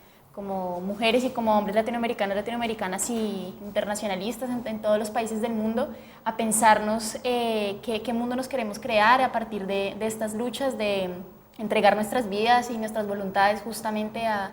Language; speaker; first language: Spanish; native; Spanish